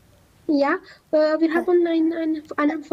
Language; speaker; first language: German; non-native, learner; Romanian